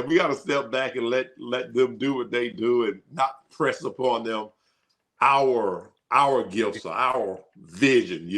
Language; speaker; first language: English; native; English